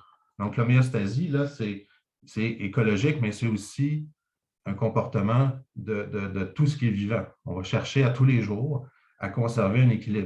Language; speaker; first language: French; native; French